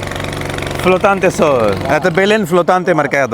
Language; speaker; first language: Spanish; non-native, learner; Hindi